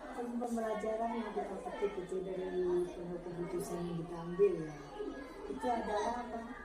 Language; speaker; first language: Indonesian; non-native, local second language; Madurese